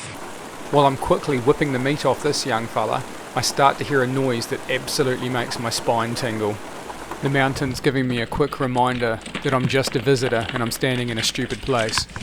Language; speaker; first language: English; native; English